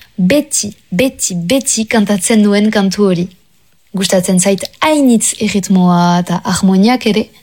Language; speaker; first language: Basque; non-native, local second language; French